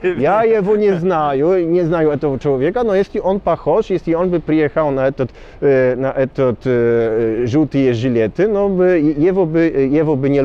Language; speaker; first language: Russian; non-native, learner; Polish